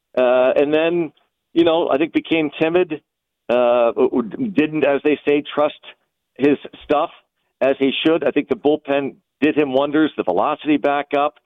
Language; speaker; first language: English; native; English